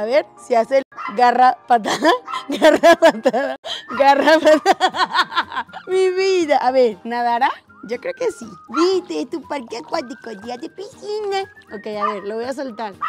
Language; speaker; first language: Spanish; native; Spanish